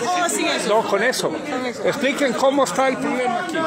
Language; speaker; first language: Spanish; native; Spanish